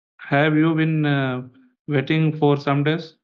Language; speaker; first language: English; non-native, learner; Hindi